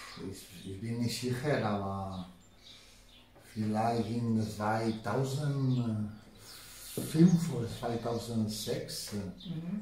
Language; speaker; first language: German; non-native, learner; Spanish